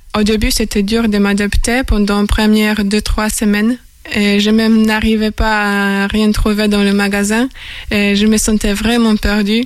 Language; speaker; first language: French; non-native, fluent; Polish